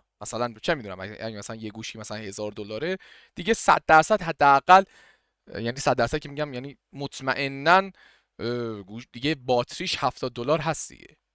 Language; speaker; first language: Persian; native; Persian